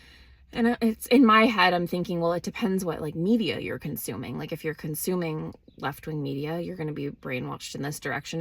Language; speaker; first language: English; native; English